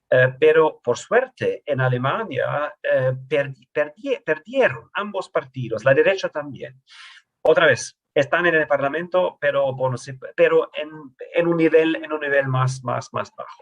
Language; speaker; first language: Spanish; non-native, fluent; German